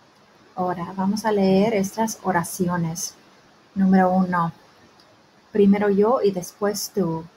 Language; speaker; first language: Spanish; early bilingual, heritage; Spanish